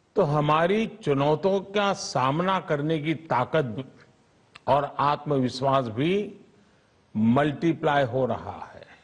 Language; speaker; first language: Hindi; non-native, local second language; Gujarati